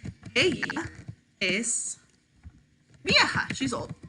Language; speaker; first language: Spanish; non-native, fluent; English